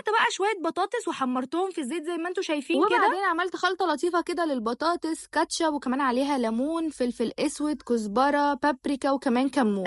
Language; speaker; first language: Arabic; native; Arabic